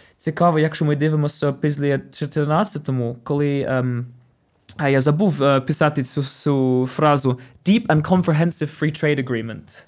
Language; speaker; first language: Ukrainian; non-native, fluent; English